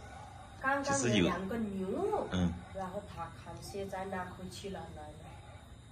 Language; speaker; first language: Chinese; non-native, learner; Nepali